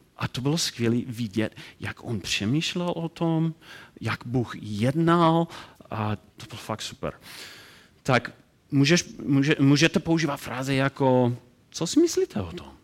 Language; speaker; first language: Czech; non-native, learner; English